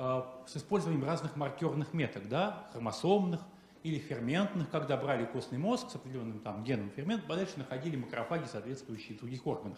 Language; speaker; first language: Russian; native; Russian